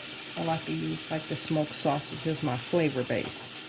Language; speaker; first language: English; native; English